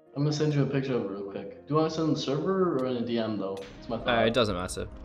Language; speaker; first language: English; native; English